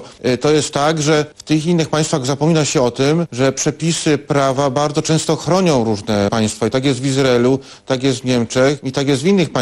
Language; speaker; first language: Polish; native; Polish